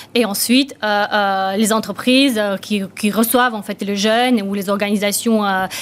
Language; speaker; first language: French; non-native, fluent; Romanian